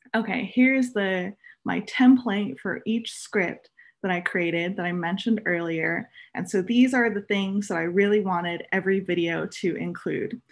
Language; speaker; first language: English; native; English